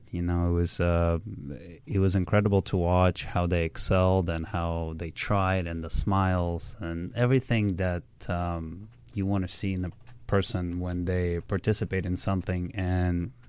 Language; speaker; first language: English; early bilingual, other home language; Russian